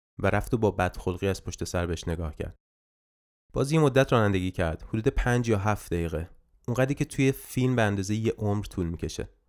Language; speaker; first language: Persian; native; Persian